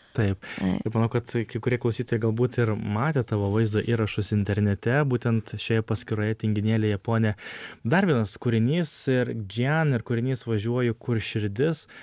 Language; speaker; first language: Lithuanian; native; Lithuanian